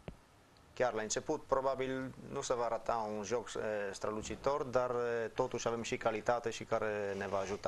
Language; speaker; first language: Romanian; non-native, fluent; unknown